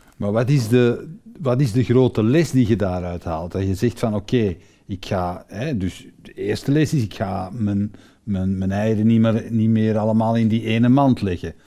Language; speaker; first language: Dutch; native; Dutch